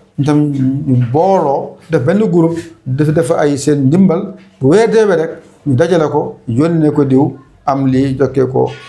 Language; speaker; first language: Wolof; non-native, local second language; Fula